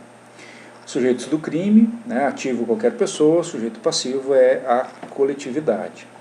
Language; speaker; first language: Portuguese; native; Portuguese